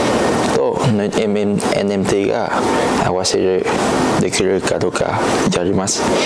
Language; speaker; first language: Japanese; non-native, learner; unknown